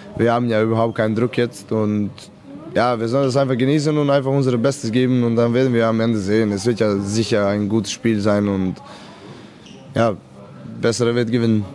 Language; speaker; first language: German; non-native, fluent; Serbian